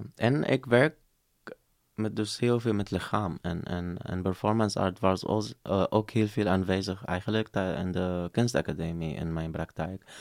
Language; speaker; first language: Dutch; non-native, fluent; Arabic